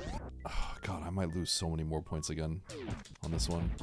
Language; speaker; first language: English; native; English